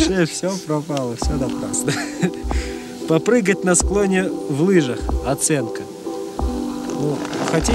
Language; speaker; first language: Russian; native; Russian